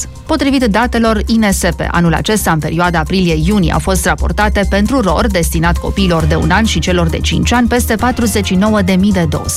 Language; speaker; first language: Romanian; native; Romanian